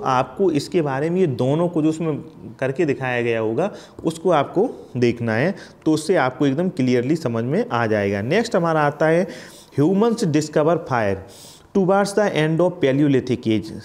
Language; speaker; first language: Hindi; native; Hindi